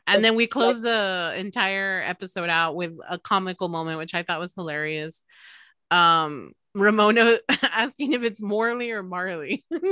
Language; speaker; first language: English; early bilingual, other home language; Spanish